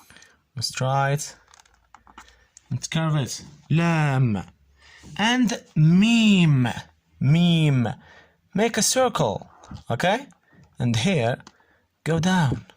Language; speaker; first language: English; non-native, fluent; Arabic